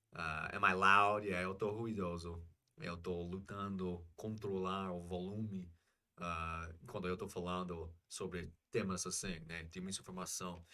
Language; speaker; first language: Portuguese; non-native, fluent; English